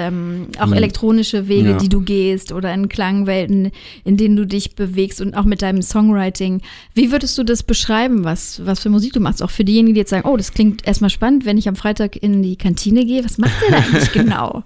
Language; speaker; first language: German; native; German